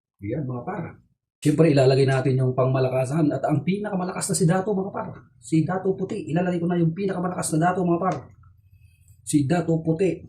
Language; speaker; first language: Filipino; native; Filipino